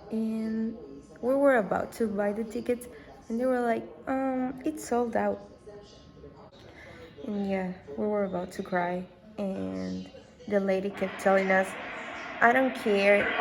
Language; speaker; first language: English; non-native, fluent; Spanish